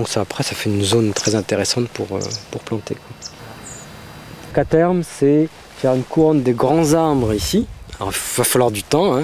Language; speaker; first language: French; native; French